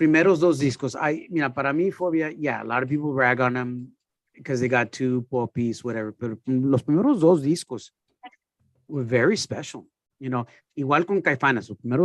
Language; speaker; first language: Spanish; early bilingual, heritage; Spanish